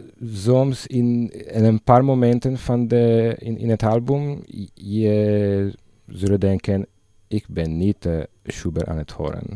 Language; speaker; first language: Dutch; non-native, learner; Italian